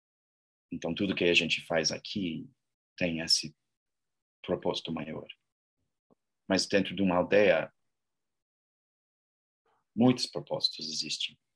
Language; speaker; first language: Portuguese; non-native, learner; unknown